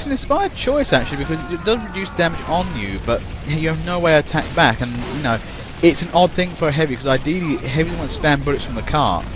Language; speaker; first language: English; native; English